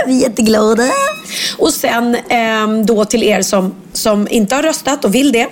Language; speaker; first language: Swedish; native; Swedish